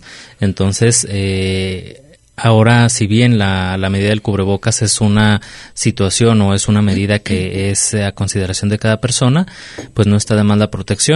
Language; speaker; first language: Spanish; native; Spanish